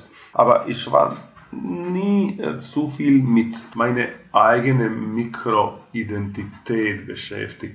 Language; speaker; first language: German; non-native, fluent; Croatian